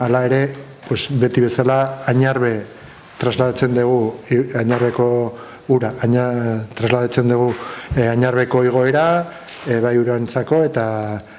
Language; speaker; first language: Basque; non-native, local second language; Spanish